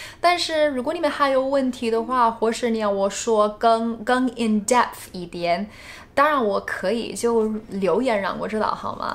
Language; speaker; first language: Chinese; non-native, fluent; English